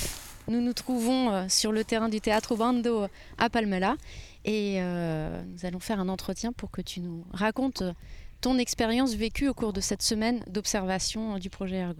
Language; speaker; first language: French; native; French